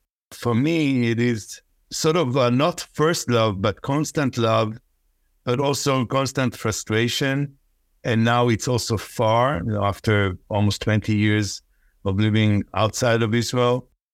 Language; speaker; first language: English; non-native, fluent; Hebrew